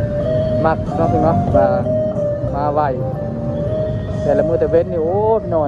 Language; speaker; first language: Thai; non-native, local second language; Lao